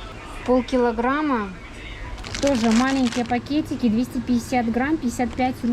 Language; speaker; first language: Russian; native; Russian